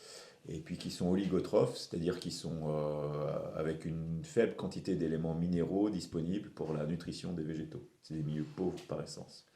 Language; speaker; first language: French; native; French